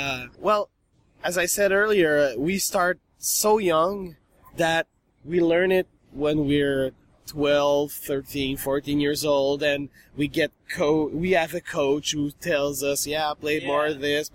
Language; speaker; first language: English; non-native, fluent; French